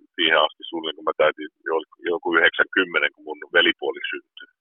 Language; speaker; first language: Finnish; early bilingual, heritage; Finnish